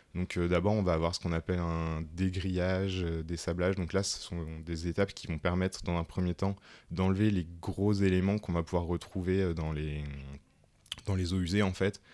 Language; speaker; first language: French; native; French